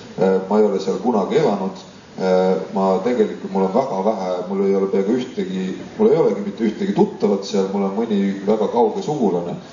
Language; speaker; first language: Estonian; non-native, local second language; Russian